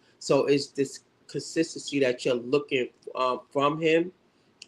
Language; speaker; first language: English; native; English